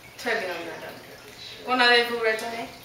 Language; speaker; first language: French; non-native, learner; English